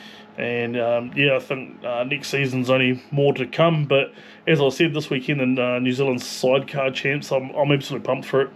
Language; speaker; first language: English; native; English